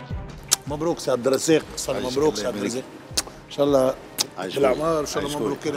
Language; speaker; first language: Arabic; native; Arabic